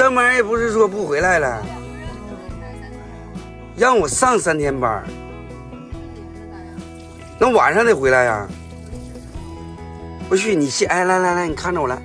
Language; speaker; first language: Chinese; native; Chinese